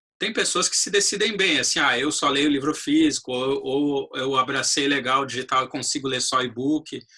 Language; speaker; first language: Portuguese; native; Portuguese